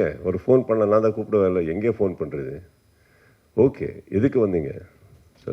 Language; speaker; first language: Tamil; non-native, learner; Kannada